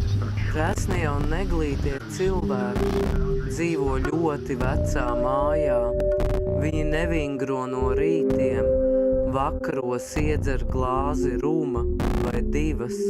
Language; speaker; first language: Latvian; native; Latvian